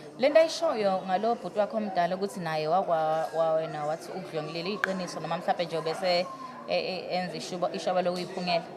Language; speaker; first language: Zulu; native; Zulu